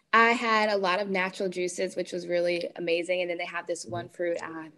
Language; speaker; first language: English; native; English